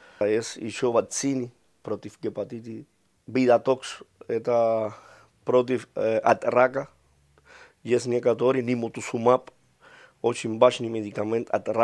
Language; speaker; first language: Russian; non-native, fluent; Spanish